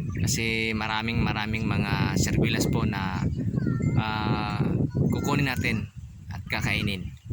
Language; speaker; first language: Filipino; non-native, local second language; Cebuano